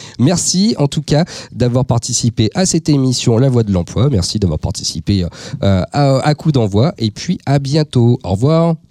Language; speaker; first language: French; native; French